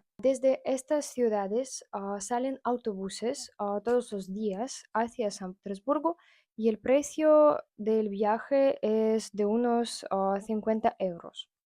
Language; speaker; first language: Spanish; non-native, fluent; Russian